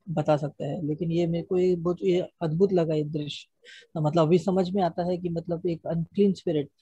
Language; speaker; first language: Hindi; native; Hindi